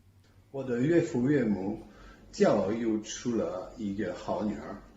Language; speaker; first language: Chinese; non-native, fluent; French